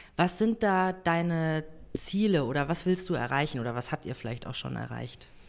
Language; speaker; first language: German; native; German